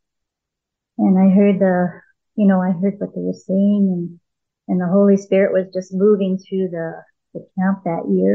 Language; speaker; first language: English; native; English